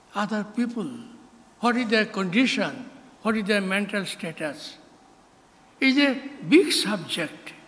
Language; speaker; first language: English; non-native, local second language; Bangla